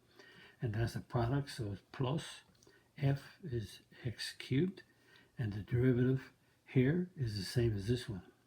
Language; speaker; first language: English; native; English